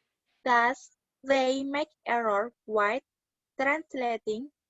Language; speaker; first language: English; non-native, learner; Indonesian